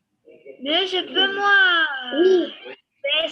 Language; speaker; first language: French; non-native, learner; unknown